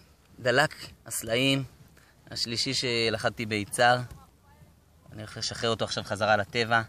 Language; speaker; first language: Hebrew; native; Hebrew